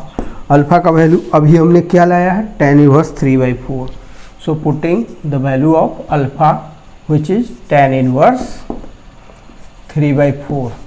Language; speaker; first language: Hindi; native; Hindi